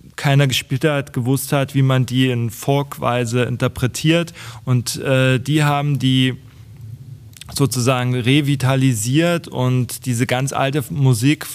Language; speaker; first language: German; non-native, local second language; Upper Sorbian